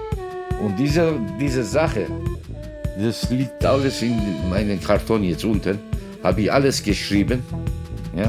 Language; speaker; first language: German; non-native, local second language; Turkish